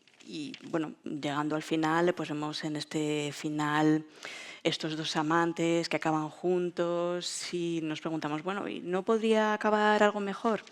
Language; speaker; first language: Spanish; native; Spanish